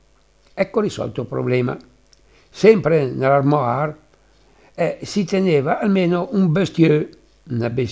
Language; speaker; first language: Italian; native; Italian